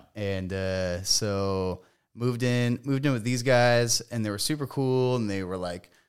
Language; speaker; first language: English; native; English